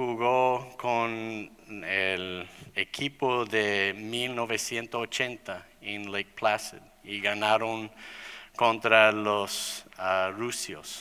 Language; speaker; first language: Spanish; non-native, fluent; English